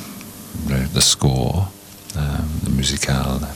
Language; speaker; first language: French; non-native, learner; English